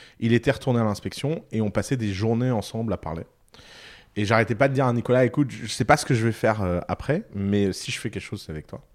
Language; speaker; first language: French; early bilingual, other home language; Arabic